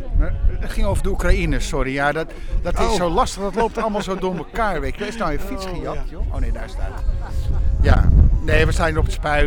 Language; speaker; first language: Dutch; native; Dutch